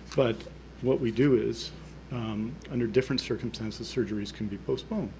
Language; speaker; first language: English; native; English